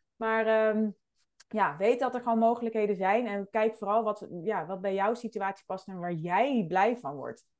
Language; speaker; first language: Dutch; native; Dutch